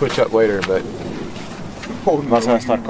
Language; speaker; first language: Spanish; non-native, fluent; English